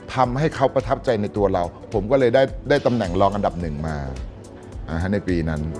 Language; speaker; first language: Thai; native; Thai